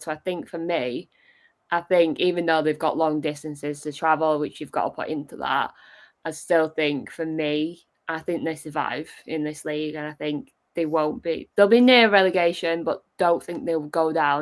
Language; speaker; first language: English; native; English